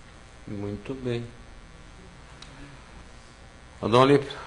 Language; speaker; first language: Portuguese; native; Portuguese